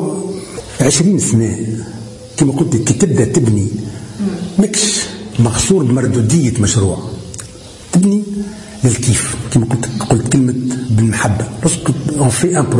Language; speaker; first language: Arabic; non-native, local second language; Berber languages